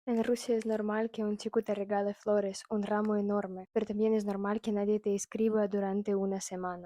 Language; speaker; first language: Spanish; non-native, fluent; Russian